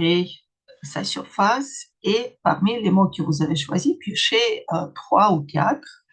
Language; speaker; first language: French; non-native, fluent; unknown